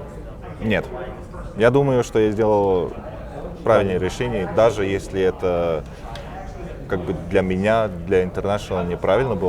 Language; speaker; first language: Russian; early bilingual, heritage; Russian